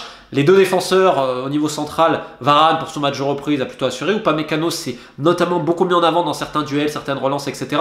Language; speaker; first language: French; native; French